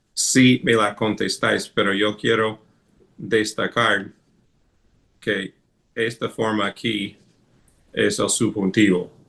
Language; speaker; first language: Spanish; non-native, fluent; English